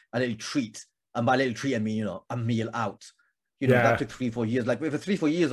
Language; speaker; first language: English; native; English